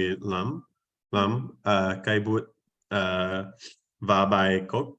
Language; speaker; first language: Vietnamese; non-native, learner; English